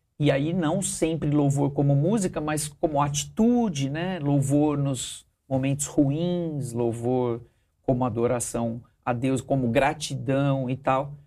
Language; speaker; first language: Portuguese; early bilingual, heritage; Portuguese